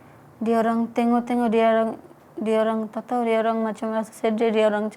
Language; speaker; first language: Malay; non-native, learner; Bangla